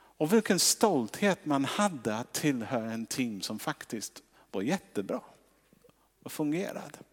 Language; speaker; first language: Swedish; non-native, fluent; English